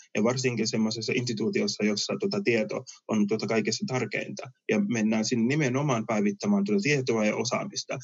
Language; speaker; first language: Finnish; early bilingual, other home language; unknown